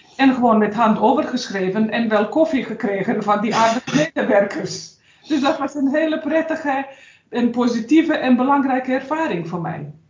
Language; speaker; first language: Dutch; non-native, fluent; Bosnian